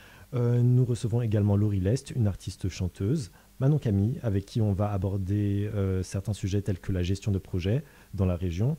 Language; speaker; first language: French; native; French